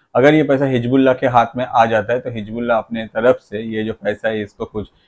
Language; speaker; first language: Hindi; non-native, local second language; Bangla